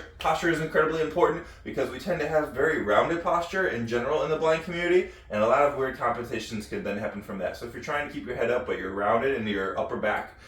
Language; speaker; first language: English; native; English